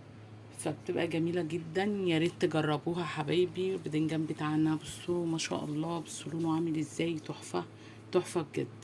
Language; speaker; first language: Arabic; native; Arabic